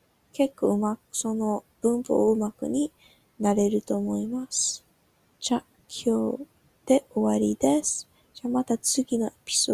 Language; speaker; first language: Japanese; non-native, learner; English